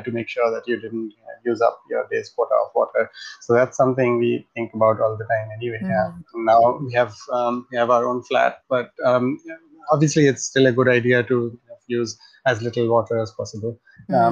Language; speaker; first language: English; non-native, local second language; Bangla